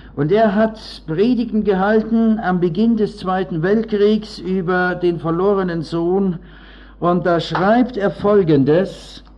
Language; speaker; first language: German; native; German